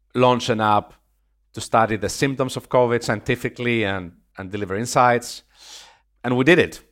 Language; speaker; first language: English; non-native, fluent; Greek